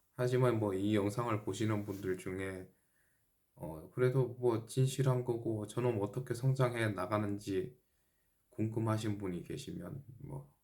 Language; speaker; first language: Korean; native; Korean